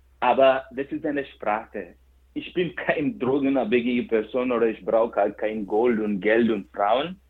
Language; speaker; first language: German; non-native, fluent; Kannada